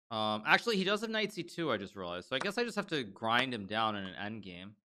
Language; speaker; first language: English; native; English